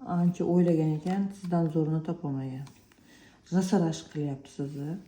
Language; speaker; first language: Uzbek; non-native, fluent; Russian